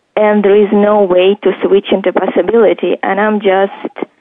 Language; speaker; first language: English; non-native, fluent; Ukrainian